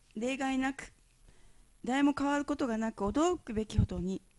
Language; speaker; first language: Japanese; native; Japanese